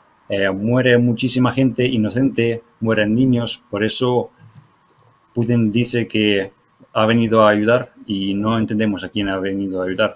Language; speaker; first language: Spanish; non-native, fluent; Ukrainian